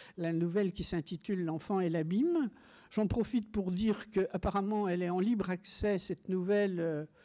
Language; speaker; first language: French; native; French